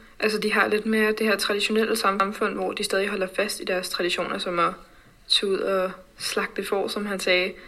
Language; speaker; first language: Danish; native; Danish